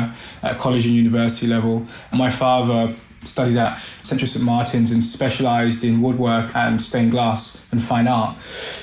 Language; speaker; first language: English; native; English